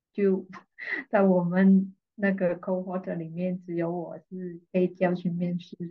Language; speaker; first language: Chinese; non-native, fluent; Vietnamese